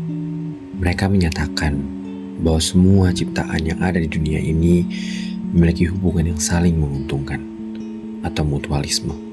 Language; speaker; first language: Indonesian; native; Indonesian